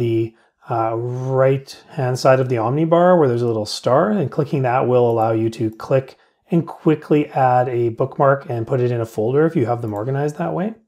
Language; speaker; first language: English; native; English